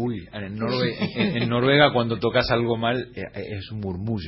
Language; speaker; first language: Spanish; native; Spanish